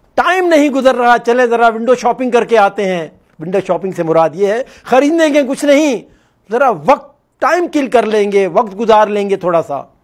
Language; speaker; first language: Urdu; non-native, local second language; Northern Hindko